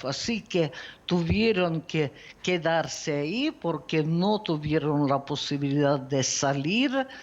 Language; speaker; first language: Spanish; non-native, fluent; Ukrainian